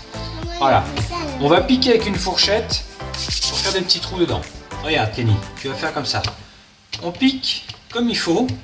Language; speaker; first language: French; native; French